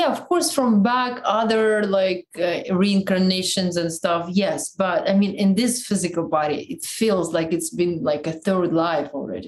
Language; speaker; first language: English; non-native, fluent; Russian